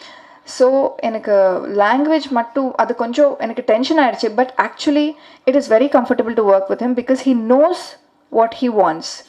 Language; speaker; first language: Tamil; non-native, learner; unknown